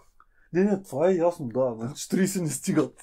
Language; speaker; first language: Bulgarian; native; Bulgarian